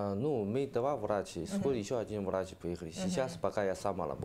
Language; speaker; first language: Russian; non-native, learner; Chinese